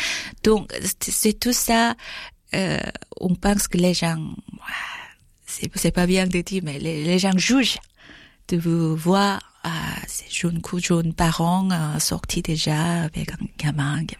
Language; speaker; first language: French; non-native, fluent; Korean